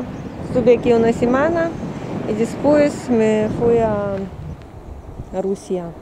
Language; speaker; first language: Spanish; non-native, learner; Russian